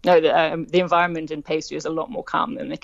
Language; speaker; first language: English; native; English